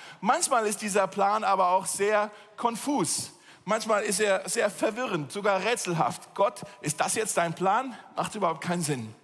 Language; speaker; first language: German; native; German